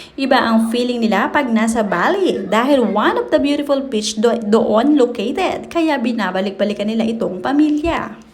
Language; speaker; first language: Filipino; native; Filipino